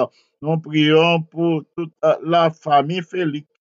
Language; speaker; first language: French; non-native, local second language; Haitian Creole